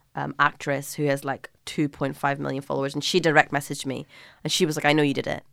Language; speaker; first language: English; native; English